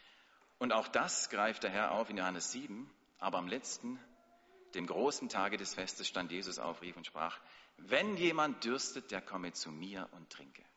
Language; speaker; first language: German; native; German